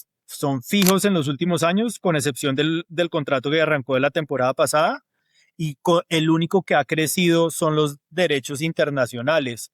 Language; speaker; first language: Spanish; native; Spanish